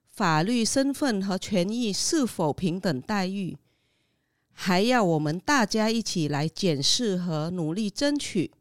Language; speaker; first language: Chinese; non-native, fluent; Vietnamese